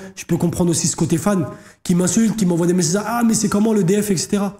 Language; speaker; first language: French; native; French